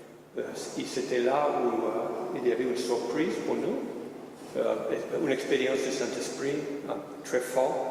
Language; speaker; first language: French; non-native, fluent; English